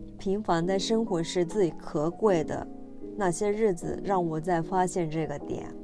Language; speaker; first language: Chinese; non-native, fluent; Japanese